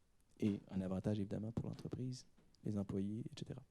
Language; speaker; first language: French; native; French